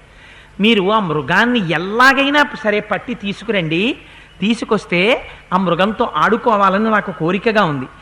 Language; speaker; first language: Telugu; native; Telugu